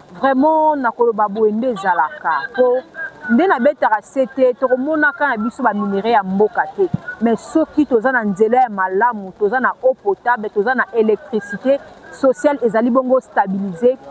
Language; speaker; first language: Lingala; native; Lingala